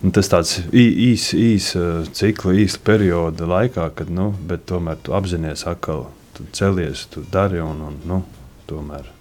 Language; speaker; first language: Latvian; native; Latvian